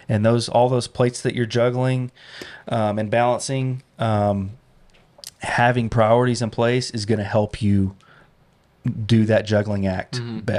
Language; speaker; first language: English; native; English